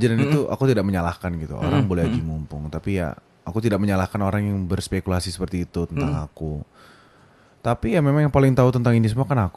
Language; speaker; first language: Indonesian; native; Indonesian